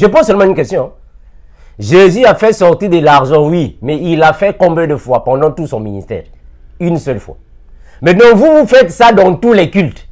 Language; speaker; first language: French; non-native, local second language; Lingala